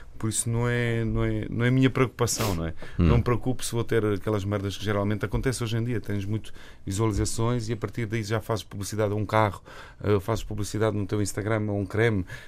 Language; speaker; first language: Portuguese; non-native, fluent; Bosnian